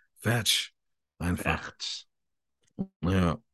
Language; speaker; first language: German; native; German